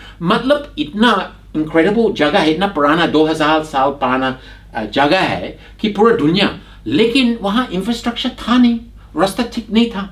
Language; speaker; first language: Hindi; non-native, fluent; English